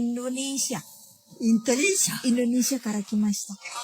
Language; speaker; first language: Japanese; non-native, learner; Indonesian